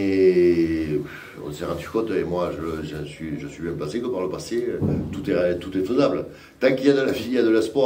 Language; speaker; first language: French; native; French